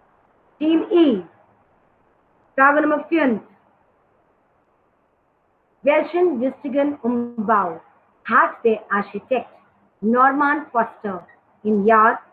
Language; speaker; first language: German; non-native, learner; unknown